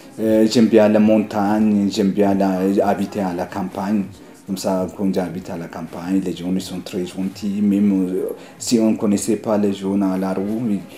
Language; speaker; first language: French; non-native, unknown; Amharic